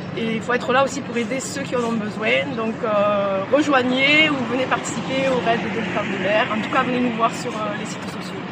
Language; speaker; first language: French; native; French